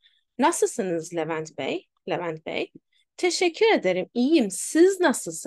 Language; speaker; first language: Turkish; non-native, fluent; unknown